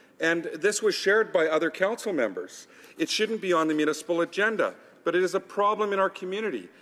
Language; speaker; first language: English; native; English